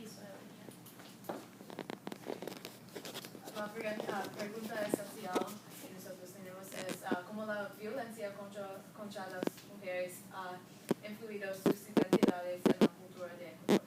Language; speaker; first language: Spanish; non-native, learner; English